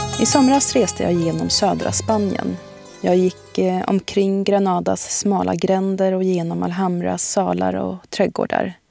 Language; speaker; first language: Swedish; early bilingual, other home language; Arabic